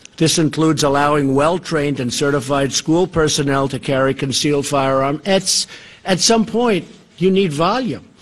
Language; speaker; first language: English; early bilingual, other home language; Spanish